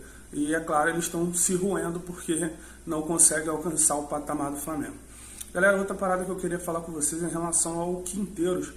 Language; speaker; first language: Portuguese; native; Portuguese